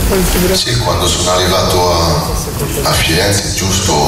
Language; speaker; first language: Italian; non-native, learner; French